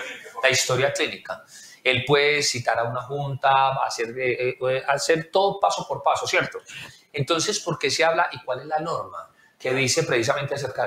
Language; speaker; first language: Spanish; native; Spanish